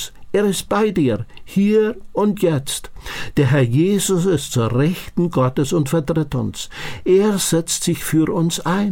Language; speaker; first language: German; native; German